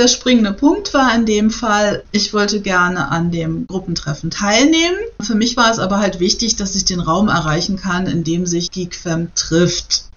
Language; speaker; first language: German; native; German